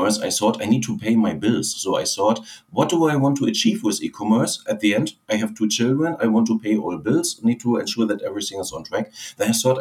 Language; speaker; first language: English; non-native, fluent; German